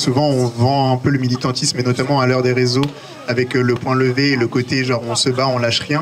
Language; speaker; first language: French; native; French